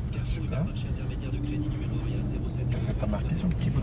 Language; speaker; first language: French; native; French